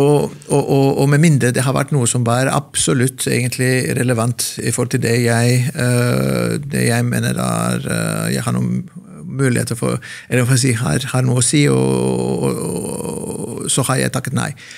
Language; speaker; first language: Norwegian; non-native, fluent; Greek